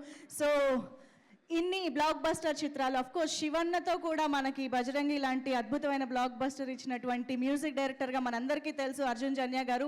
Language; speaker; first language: Telugu; native; Telugu